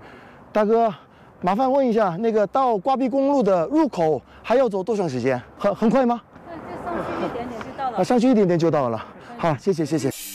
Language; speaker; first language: Chinese; non-native, fluent; Korean